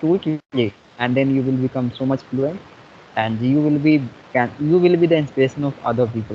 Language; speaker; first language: English; non-native, fluent; Hindi